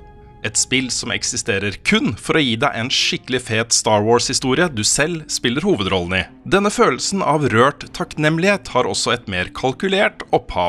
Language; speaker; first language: Norwegian; native; Norwegian